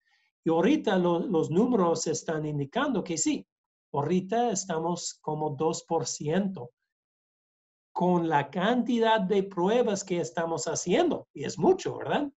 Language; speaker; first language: Spanish; non-native, learner; English